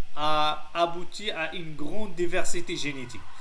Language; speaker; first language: French; non-native, local second language; Arabic